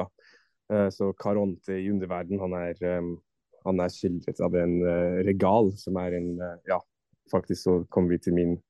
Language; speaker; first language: Norwegian; non-native, fluent; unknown